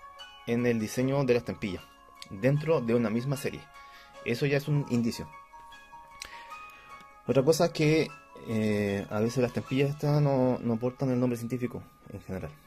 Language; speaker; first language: Spanish; native; Spanish